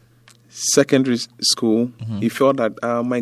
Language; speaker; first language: English; non-native, local second language; Ga